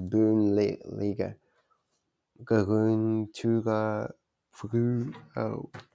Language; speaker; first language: German; non-native, learner; Kurdish